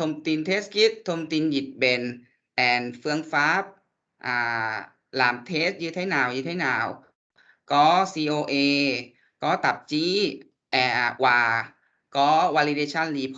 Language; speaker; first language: Vietnamese; non-native, learner; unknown